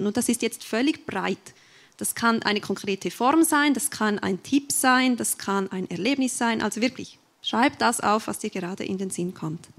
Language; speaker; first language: German; native; German